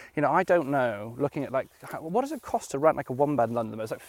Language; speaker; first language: English; native; English